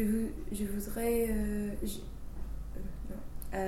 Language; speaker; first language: French; non-native, fluent; English